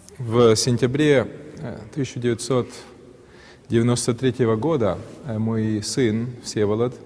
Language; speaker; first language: Russian; native; Russian